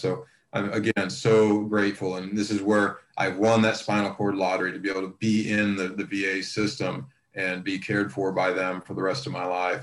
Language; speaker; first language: English; native; English